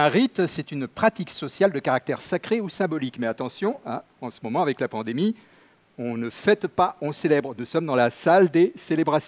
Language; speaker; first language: French; native; French